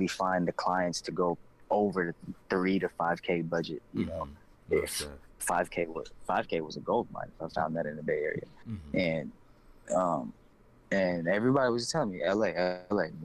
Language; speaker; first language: English; native; English